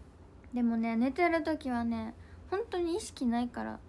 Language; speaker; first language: Japanese; native; Japanese